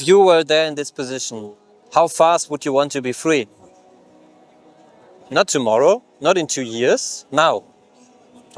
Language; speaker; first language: English; non-native, fluent; German